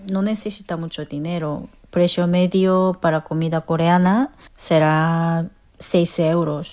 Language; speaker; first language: Spanish; non-native, fluent; Korean